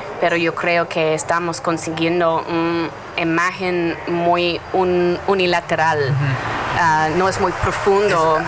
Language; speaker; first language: Spanish; non-native, learner; English